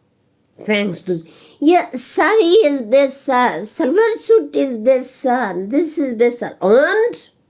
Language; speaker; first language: German; non-native, learner; Hindi